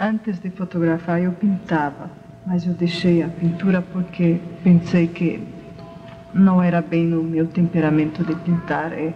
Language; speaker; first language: Portuguese; non-native, fluent; Hungarian